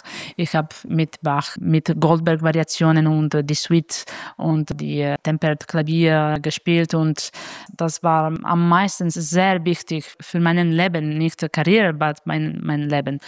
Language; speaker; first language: German; non-native, fluent; Italian